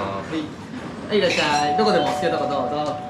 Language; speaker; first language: Japanese; native; Japanese